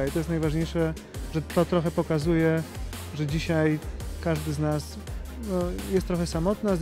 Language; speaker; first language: Polish; native; Polish